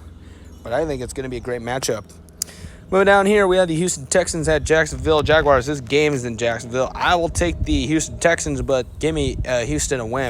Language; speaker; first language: English; native; English